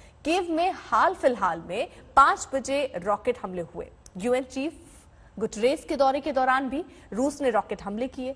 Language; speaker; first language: Hindi; native; Hindi